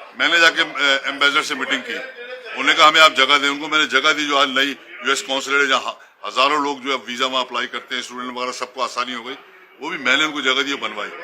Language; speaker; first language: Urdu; native; Urdu